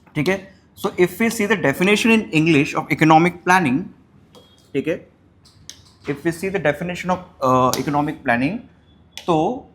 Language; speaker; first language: Hindi; non-native, local second language; Marathi